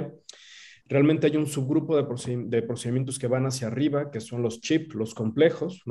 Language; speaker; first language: Spanish; native; Spanish